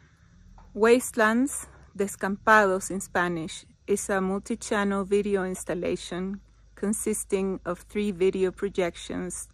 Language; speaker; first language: English; non-native, fluent; Spanish